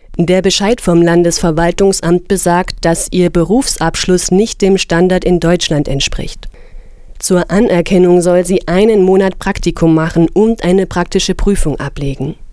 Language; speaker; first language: German; native; German